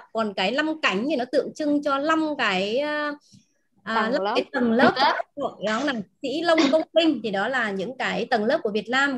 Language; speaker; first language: Vietnamese; native; Vietnamese